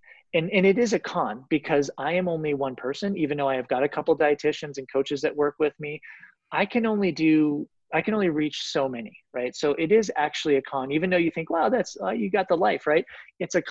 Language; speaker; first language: English; native; English